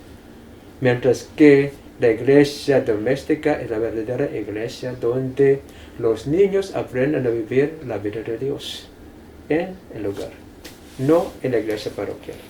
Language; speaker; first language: Spanish; non-native, fluent; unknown